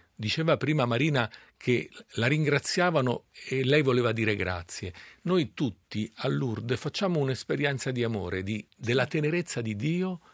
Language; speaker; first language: Italian; native; Italian